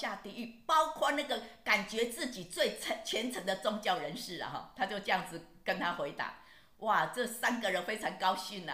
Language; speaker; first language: Chinese; native; Chinese